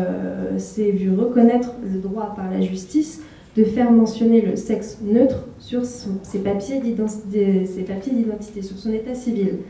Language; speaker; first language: French; native; French